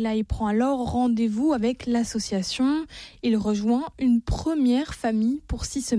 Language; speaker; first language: French; native; French